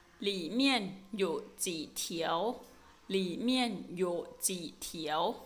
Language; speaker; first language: Chinese; non-native, fluent; Thai